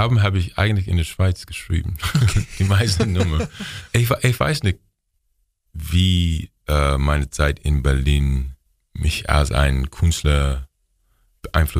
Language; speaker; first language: German; non-native, learner; English